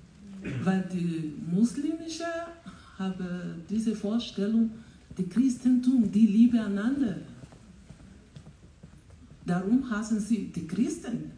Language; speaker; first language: German; non-native, learner; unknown